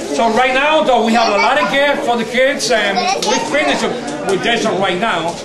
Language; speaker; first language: English; non-native, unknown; Spanish